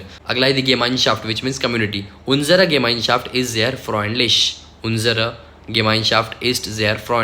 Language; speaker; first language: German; non-native, learner; Hindi